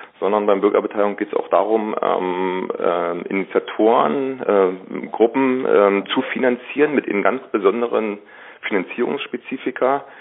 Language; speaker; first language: German; native; German